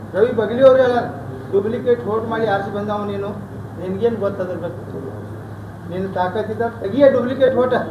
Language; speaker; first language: Kannada; non-native, local second language; Urdu